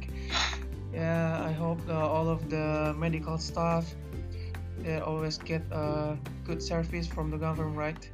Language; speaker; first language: English; non-native, learner; Indonesian